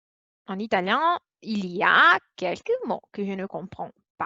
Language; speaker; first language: French; non-native, fluent; Italian